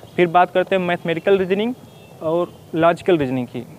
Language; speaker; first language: Hindi; native; Hindi